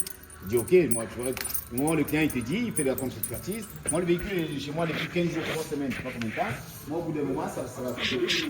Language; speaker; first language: French; native; French